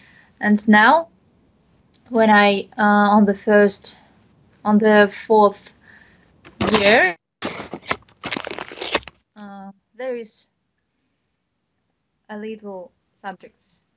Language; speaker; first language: English; non-native, learner; Bashkir